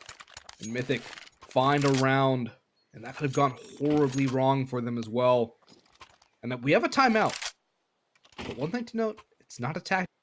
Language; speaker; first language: English; native; English